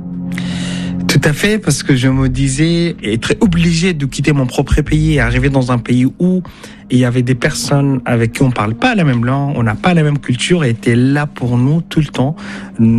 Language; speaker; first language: French; non-native, fluent; Arabic